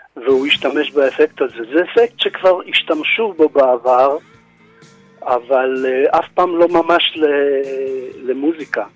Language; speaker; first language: Hebrew; non-native, fluent; Polish